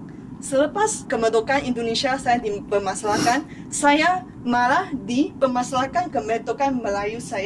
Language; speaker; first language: Indonesian; non-native, fluent; Chinese